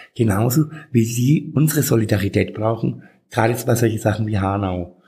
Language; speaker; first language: German; native; German